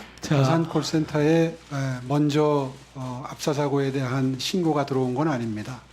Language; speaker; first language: Korean; native; Korean